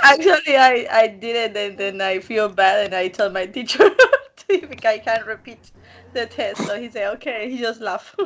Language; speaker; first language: English; non-native, learner; Spanish